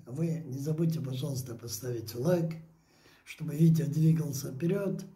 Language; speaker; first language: Russian; non-native, local second language; Azerbaijani